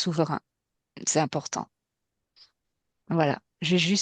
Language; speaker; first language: French; native; French